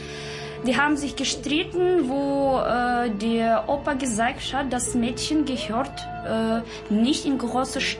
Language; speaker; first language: German; non-native, learner; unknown